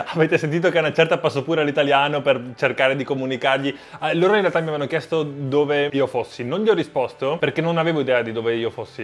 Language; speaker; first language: Italian; native; Italian